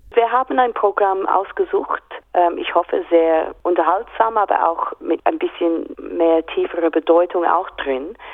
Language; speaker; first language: German; non-native, fluent; English